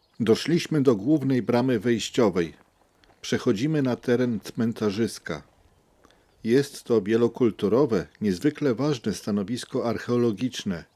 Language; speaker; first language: Polish; native; Polish